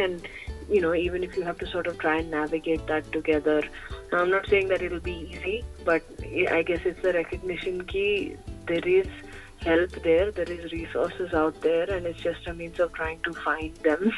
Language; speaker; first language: English; early bilingual, other home language; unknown